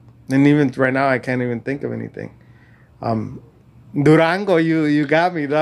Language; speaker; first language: English; early bilingual, other home language; Spanish